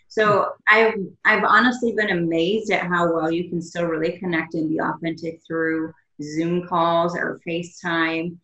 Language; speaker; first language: English; native; English